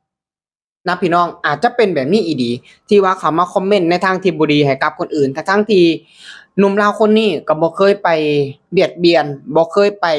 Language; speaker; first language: Thai; non-native, local second language; Lao